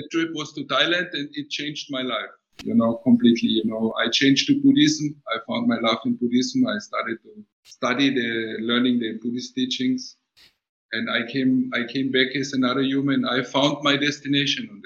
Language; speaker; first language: English; non-native, fluent; German